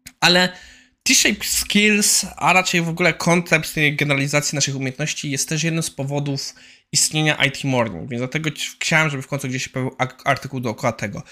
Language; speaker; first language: Polish; native; Polish